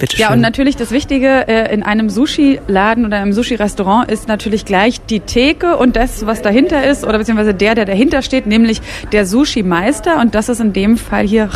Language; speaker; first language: German; native; German